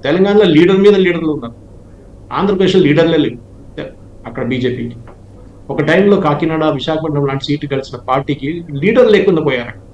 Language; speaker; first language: Telugu; non-native, local second language; Malayalam